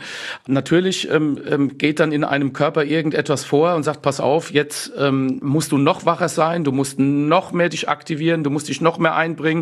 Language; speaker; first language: German; native; German